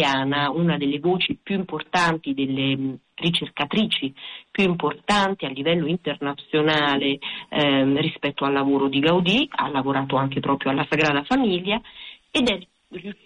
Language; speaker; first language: Italian; native; Italian